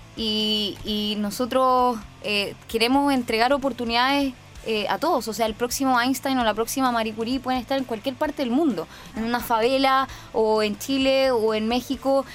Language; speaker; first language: Spanish; early bilingual, other home language; Sindhi